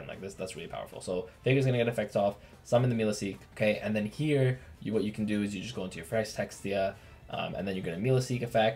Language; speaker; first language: English; native; English